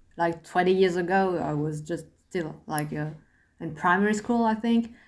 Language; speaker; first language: English; non-native, fluent; French